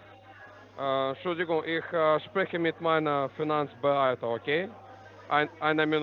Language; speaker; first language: German; non-native, learner; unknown